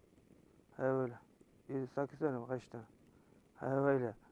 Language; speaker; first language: Turkish; non-native, learner; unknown